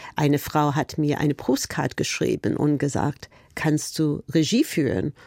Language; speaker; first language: German; non-native, fluent; English